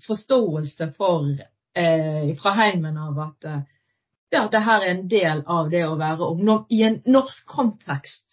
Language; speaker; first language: Norwegian; early bilingual, other home language; Arabic